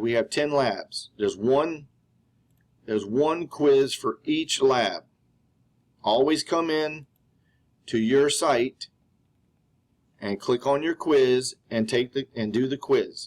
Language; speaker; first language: English; native; English